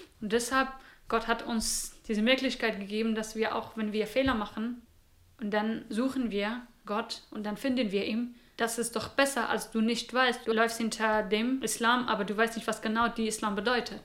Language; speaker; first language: German; non-native, fluent; Persian